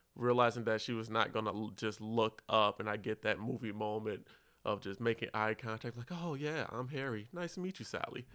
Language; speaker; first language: English; native; English